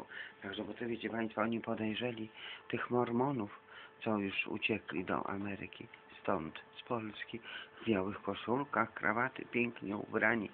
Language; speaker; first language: Polish; native; Polish